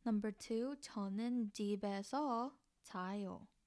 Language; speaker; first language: Korean; non-native, learner; English